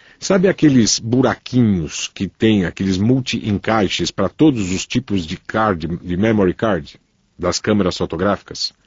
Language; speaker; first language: Portuguese; native; Portuguese